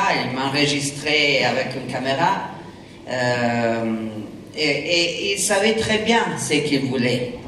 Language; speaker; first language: French; non-native, fluent; Italian